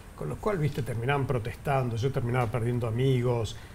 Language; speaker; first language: Spanish; native; Spanish